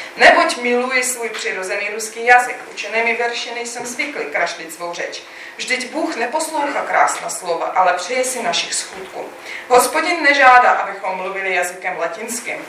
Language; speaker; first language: Czech; non-native, fluent; Russian